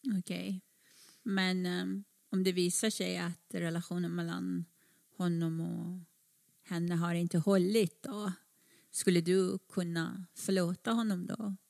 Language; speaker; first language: Swedish; non-native, fluent; Persian